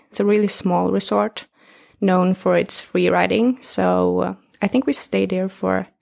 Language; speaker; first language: English; non-native, fluent; Swedish